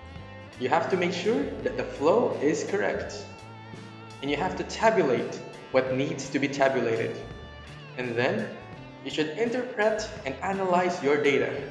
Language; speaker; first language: English; non-native, local second language; Filipino